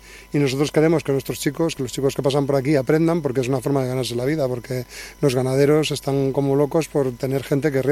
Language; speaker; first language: Spanish; native; Spanish